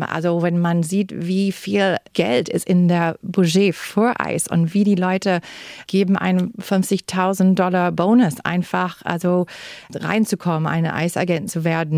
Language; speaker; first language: German; non-native, fluent; English